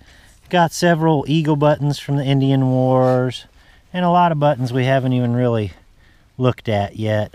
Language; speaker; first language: English; native; English